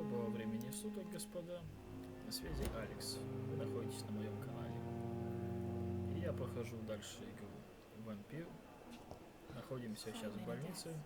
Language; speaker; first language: Russian; native; Russian